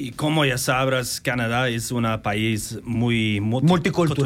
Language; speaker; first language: Spanish; non-native, learner; English